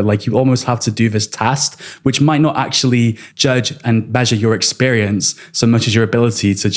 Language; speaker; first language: English; native; English